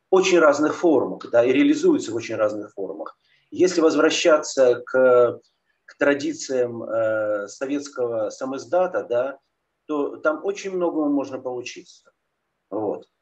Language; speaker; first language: Russian; native; Russian